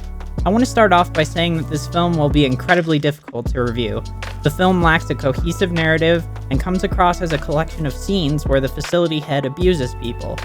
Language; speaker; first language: English; native; English